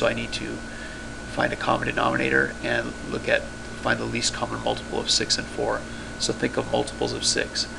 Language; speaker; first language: English; native; English